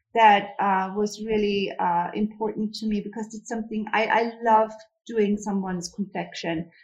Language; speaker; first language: English; non-native, fluent; German